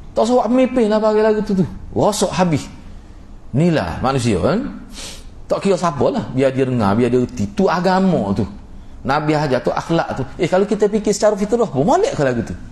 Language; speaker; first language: Malay; native; Malay